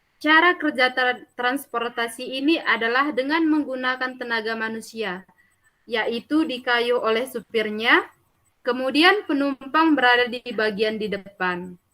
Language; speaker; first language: Indonesian; native; Indonesian